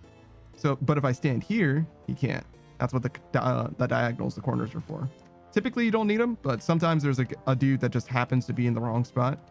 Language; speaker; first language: English; native; English